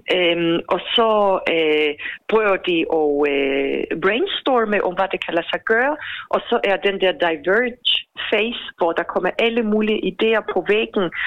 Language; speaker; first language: Danish; non-native, fluent; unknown